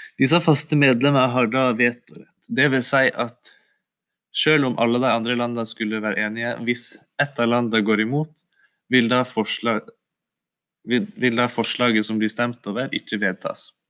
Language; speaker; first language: Norwegian; native; Norwegian